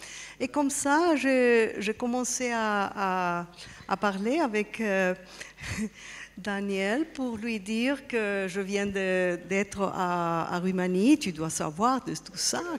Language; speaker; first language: French; non-native, fluent; Spanish